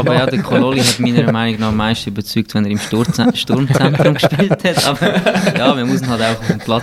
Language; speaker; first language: German; native; German